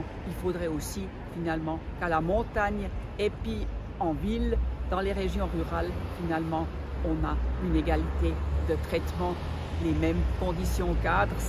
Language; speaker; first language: French; non-native, local second language; German